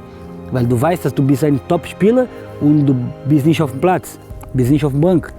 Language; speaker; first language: German; non-native, learner; Portuguese